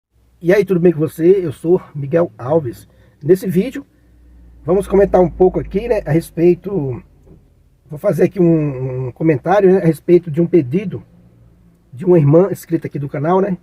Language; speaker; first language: Portuguese; native; Portuguese